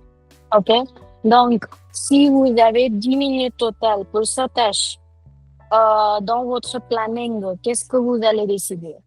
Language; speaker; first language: French; non-native, fluent; Hindi